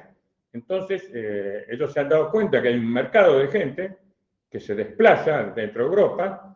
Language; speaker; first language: Spanish; native; Spanish